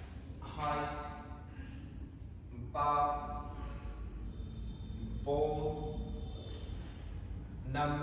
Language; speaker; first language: Vietnamese; non-native, learner; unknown